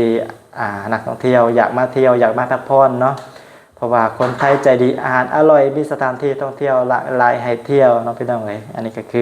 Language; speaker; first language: Thai; non-native, local second language; Northeastern Thai